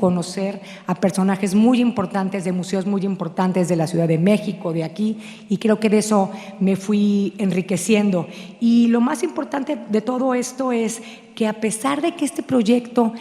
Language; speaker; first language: Spanish; native; Spanish